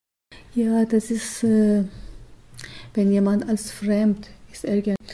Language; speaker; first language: German; non-native, learner; Persian